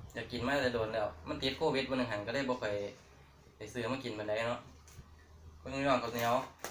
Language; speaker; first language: Thai; native; Thai